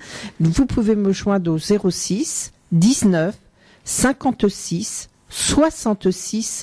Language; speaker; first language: French; native; French